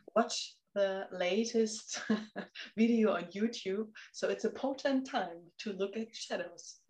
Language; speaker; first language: English; non-native, fluent; German